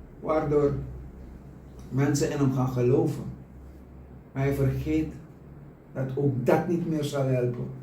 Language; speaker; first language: Dutch; native; Dutch